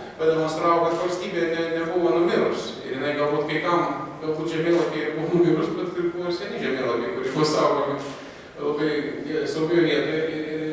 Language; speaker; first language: Lithuanian; native; Lithuanian